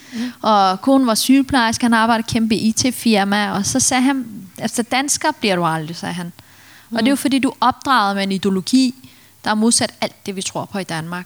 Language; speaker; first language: Danish; early bilingual, other home language; Turkish